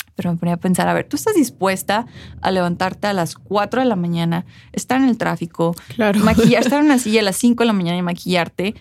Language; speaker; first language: Spanish; early bilingual, heritage; Spanish